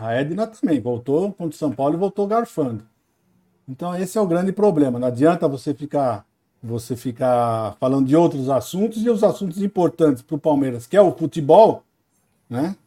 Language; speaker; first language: Portuguese; native; Portuguese